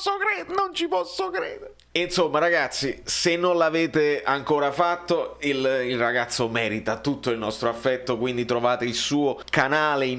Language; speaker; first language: Italian; native; Italian